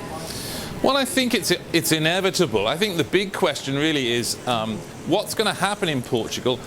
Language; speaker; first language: English; native; English